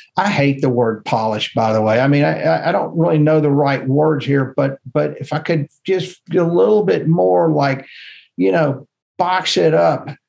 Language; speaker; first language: English; native; English